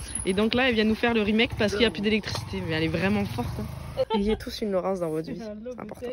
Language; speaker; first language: French; native; French